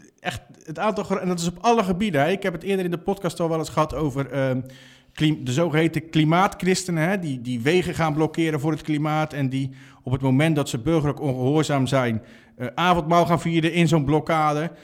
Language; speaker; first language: Dutch; native; Dutch